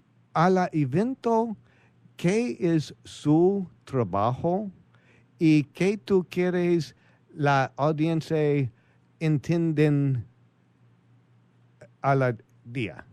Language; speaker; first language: Spanish; non-native, learner; English